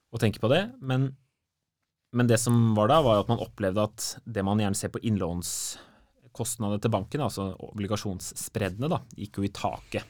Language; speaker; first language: Norwegian; native; Norwegian